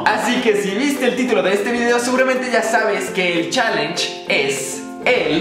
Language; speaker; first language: Spanish; native; Spanish